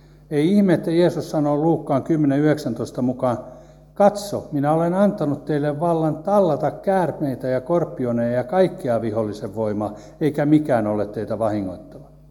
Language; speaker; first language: Finnish; native; Finnish